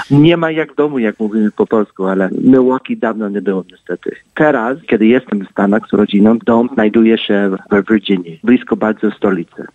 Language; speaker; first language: Polish; early bilingual, heritage; Polish